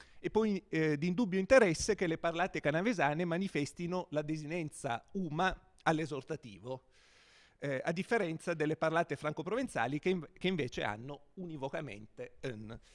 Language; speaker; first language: Italian; native; Italian